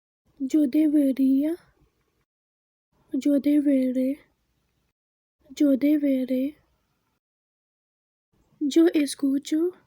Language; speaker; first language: Spanish; non-native, fluent; Haitian Creole